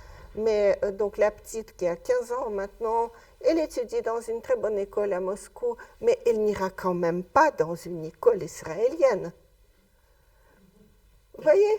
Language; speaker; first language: French; non-native, fluent; Russian